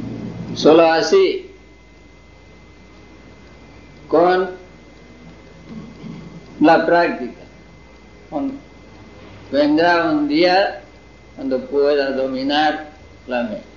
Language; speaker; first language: Spanish; non-native, fluent; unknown